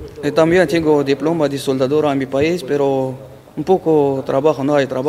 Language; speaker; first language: Spanish; non-native, learner; Arabic